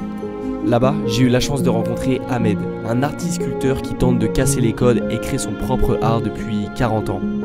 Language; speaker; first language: French; native; French